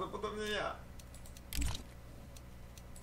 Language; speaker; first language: Polish; native; Polish